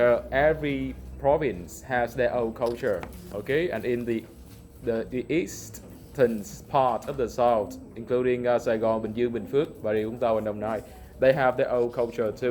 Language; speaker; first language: English; non-native, fluent; Vietnamese